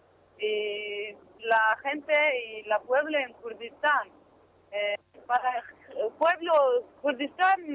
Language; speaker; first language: Spanish; non-native, learner; Kurdish